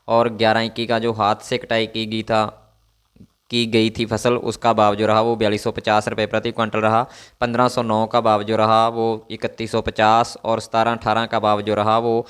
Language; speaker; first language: Hindi; non-native, local second language; Punjabi